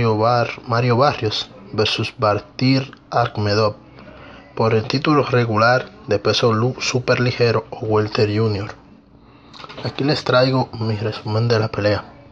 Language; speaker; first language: Spanish; native; Spanish